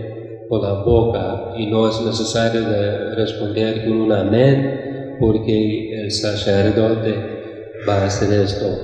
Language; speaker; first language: Spanish; non-native, fluent; English